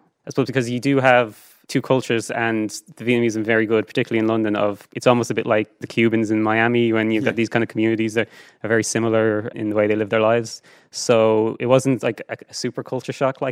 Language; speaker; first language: English; native; English